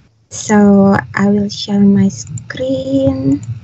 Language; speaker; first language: English; non-native, fluent; Indonesian